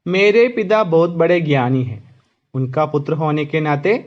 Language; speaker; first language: Hindi; non-native, local second language; Malayalam